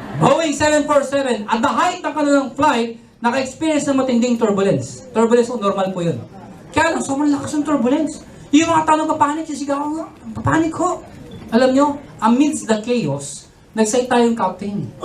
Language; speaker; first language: Filipino; non-native, local second language; Pangasinan